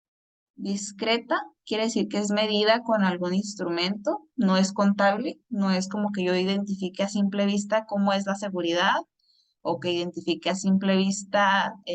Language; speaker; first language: Spanish; native; Spanish